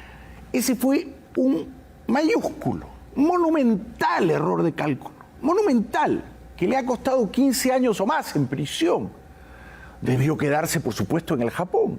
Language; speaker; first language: Spanish; native; Spanish